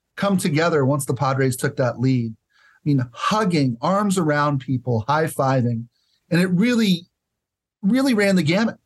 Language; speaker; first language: English; native; English